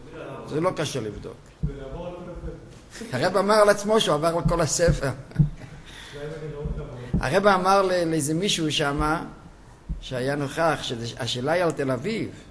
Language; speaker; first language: Hebrew; non-native, fluent; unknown